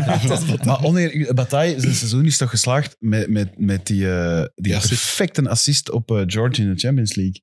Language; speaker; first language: Dutch; native; Dutch